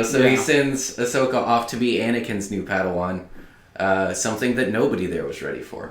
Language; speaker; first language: English; native; English